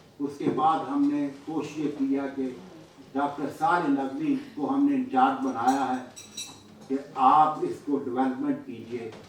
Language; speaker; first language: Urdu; non-native, local second language; Punjabi